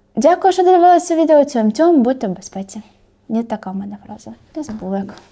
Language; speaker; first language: Ukrainian; non-native, local second language; Russian